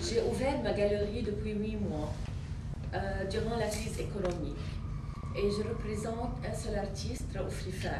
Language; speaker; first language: French; non-native, local second language; Arabic